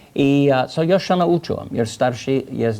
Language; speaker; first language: Polish; early bilingual, heritage; English